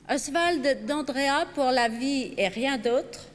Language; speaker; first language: French; native; French